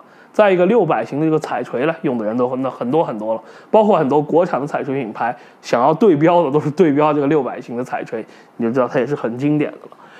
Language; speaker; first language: Chinese; native; Chinese